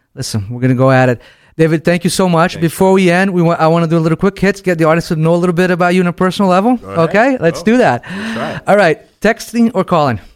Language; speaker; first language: English; non-native, fluent; Portuguese